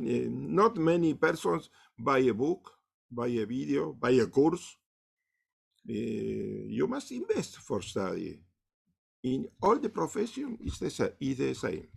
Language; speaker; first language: English; non-native, learner; Spanish